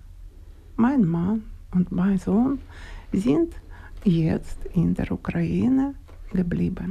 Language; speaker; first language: German; non-native, learner; Ukrainian